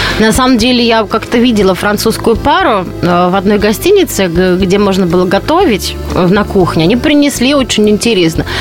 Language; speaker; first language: Russian; native; Russian